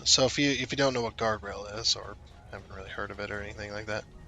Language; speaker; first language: English; native; English